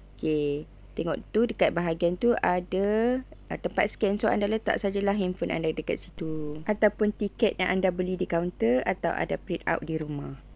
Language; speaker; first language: Malay; native; Malay